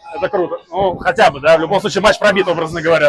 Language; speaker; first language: Russian; native; Russian